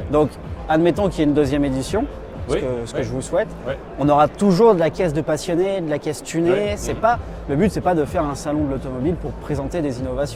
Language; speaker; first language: French; native; French